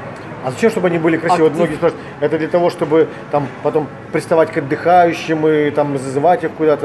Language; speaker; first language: Russian; native; Russian